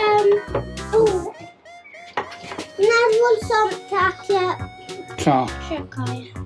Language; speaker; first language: Polish; early bilingual, heritage; Polish